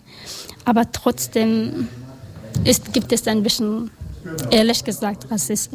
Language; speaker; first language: German; non-native, learner; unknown